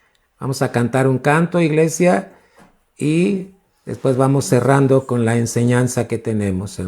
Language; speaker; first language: Spanish; native; Spanish